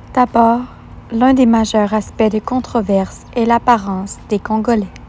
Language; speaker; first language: French; native; French